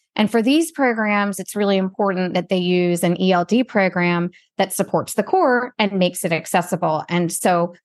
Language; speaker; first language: English; native; English